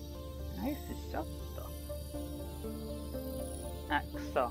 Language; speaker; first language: Japanese; non-native, learner; English